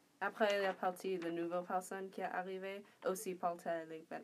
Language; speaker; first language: French; non-native, learner; English